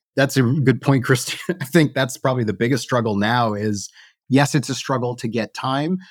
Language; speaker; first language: English; native; English